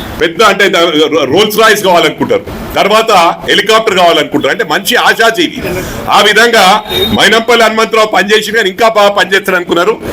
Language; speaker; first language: Telugu; non-native, local second language; Tamil